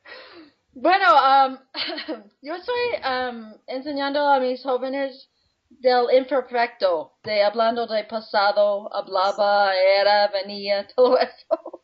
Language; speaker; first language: Spanish; non-native, fluent; English